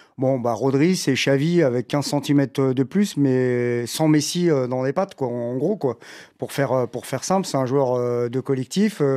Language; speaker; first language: French; native; French